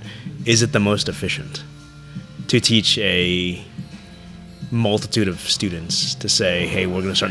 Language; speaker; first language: English; early bilingual, other home language; Vietnamese